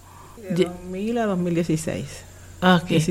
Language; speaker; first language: Spanish; native; Spanish